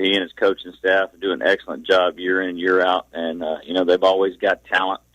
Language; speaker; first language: English; native; English